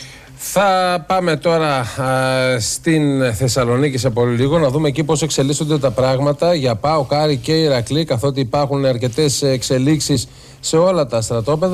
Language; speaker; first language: Greek; native; Greek